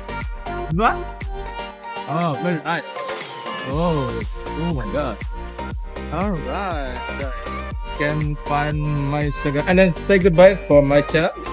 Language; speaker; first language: English; non-native, learner; Indonesian